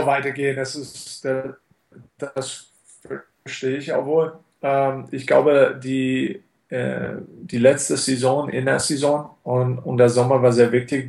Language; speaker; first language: German; non-native, fluent; English